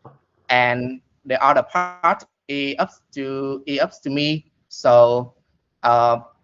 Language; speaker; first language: English; non-native, learner; Vietnamese